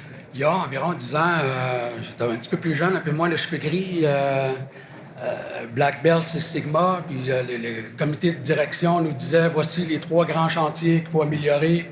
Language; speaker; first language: French; native; French